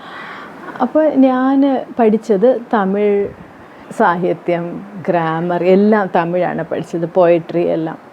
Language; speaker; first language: Malayalam; early bilingual, heritage; Tamil